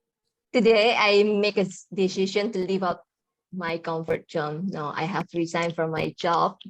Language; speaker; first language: English; non-native, learner; Indonesian